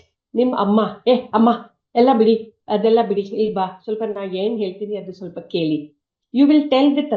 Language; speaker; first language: Kannada; non-native, learner; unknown